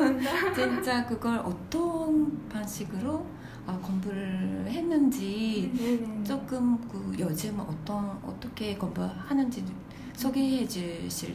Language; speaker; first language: Korean; non-native, fluent; Japanese